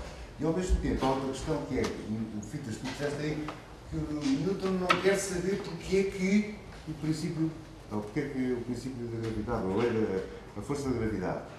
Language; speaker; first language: Portuguese; native; Portuguese